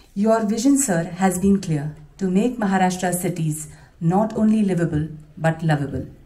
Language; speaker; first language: English; non-native, local second language; Marathi